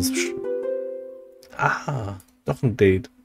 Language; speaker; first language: German; native; German